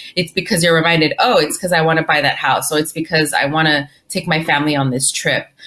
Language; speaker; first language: English; early bilingual, other home language; Spanish